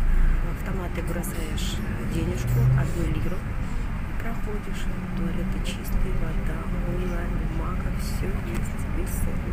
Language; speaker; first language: Russian; native; Russian